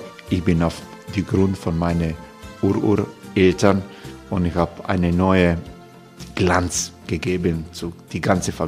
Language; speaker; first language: German; non-native, fluent; Croatian